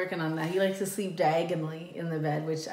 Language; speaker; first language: English; native; English